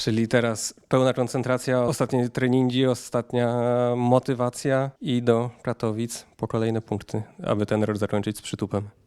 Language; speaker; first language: Polish; native; Polish